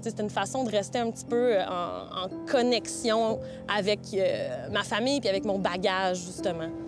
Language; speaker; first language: French; native; French